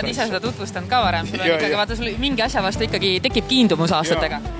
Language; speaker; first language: Estonian; native; Estonian